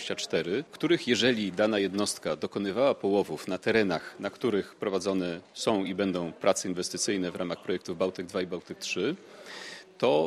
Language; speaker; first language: Polish; native; Polish